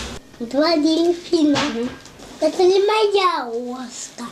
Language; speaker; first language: Russian; non-native, learner; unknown